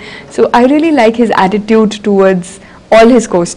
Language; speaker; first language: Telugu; non-native, learner; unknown